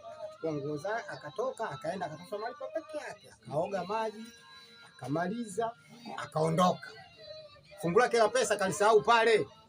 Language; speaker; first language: Swahili; native; Swahili